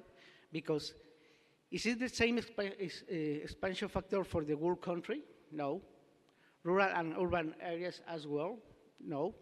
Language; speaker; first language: English; non-native, learner; Spanish